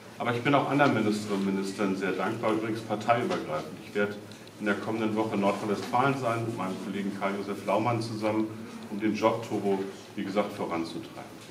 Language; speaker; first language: German; native; German